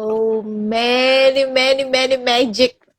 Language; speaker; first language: English; non-native, local second language; Indonesian